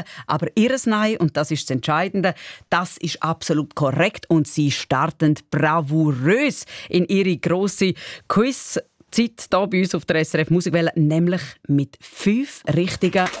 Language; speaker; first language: German; native; German